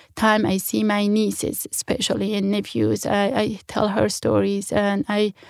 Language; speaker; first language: English; non-native, fluent; Kurdish